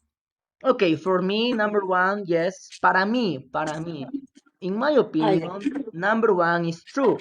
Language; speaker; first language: English; non-native, fluent; Spanish